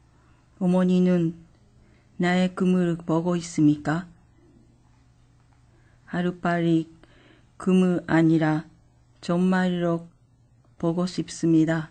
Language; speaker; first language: Korean; non-native, fluent; Japanese